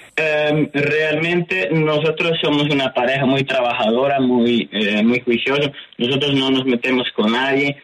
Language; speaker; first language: Spanish; non-native, fluent; Dutch